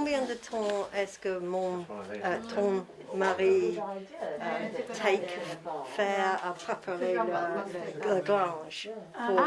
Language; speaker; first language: French; non-native, learner; English